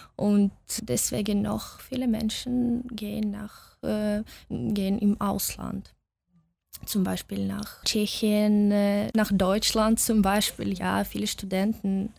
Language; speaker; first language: German; non-native, learner; Russian